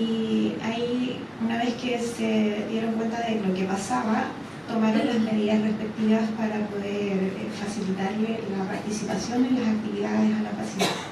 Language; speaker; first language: Spanish; native; Spanish